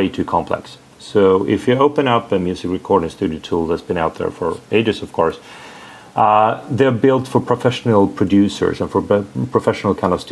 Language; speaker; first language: English; non-native, fluent; Swedish